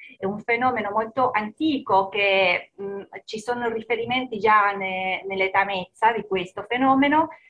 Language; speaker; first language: Italian; non-native, fluent; Spanish